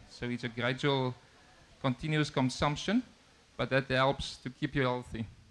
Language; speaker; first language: English; non-native, local second language; Afrikaans